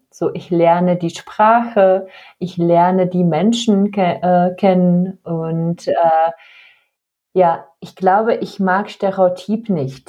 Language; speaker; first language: German; non-native, fluent; Czech